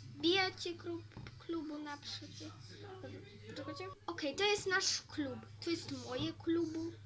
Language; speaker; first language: Polish; early bilingual, heritage; Polish